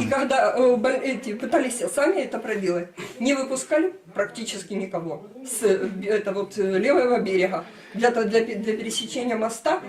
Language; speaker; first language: Russian; native; Russian